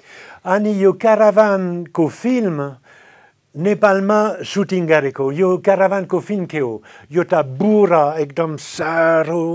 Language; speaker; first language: Nepali; non-native, fluent; French